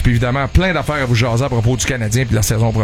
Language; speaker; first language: French; native; French